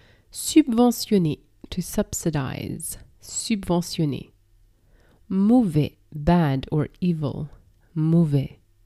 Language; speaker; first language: French; native; French